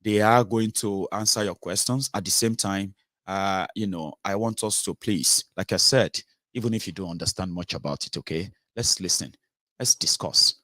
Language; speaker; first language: English; non-native, local second language; Yoruba